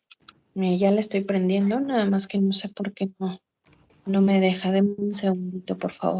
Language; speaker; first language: Spanish; native; Spanish